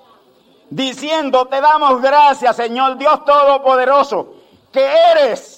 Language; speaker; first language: Spanish; native; Spanish